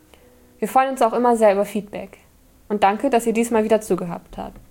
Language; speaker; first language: German; native; German